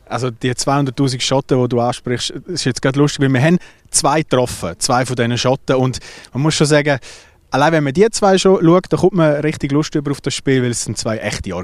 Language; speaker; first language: German; native; German